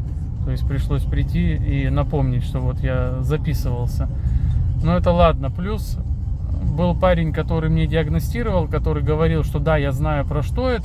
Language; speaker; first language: Russian; native; Russian